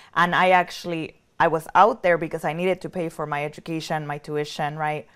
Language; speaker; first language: English; early bilingual, other home language; Spanish